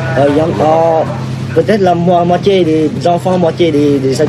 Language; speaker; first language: French; non-native, local second language; Vietnamese